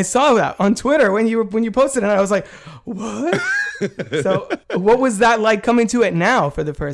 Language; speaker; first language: English; native; English